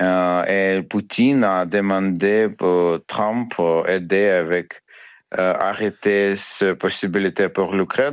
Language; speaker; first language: French; non-native, learner; Ukrainian